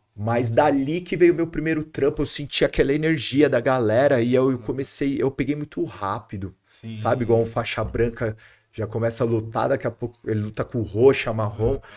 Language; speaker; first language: Portuguese; native; Portuguese